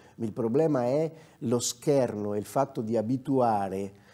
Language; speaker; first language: Italian; native; Italian